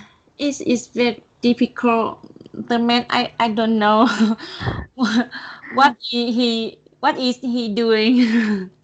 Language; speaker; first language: English; non-native, learner; Vietnamese